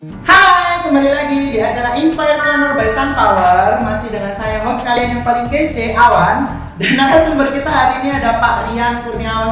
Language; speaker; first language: Indonesian; native; Indonesian